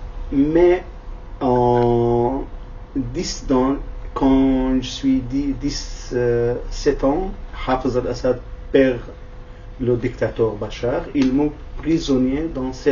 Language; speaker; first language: French; non-native, learner; Kurdish